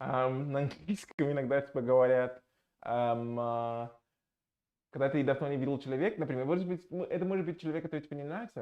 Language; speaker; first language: Russian; non-native, fluent; English